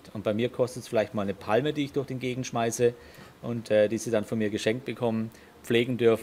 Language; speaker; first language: German; native; German